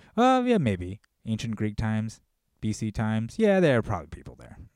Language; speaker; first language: English; early bilingual, other home language; Korean